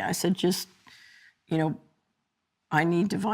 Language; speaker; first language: English; native; English